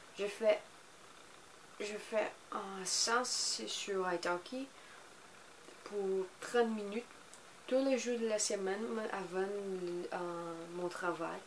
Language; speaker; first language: French; non-native, learner; Portuguese